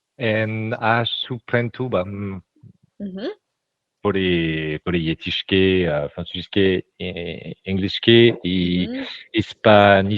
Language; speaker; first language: Lithuanian; non-native, learner; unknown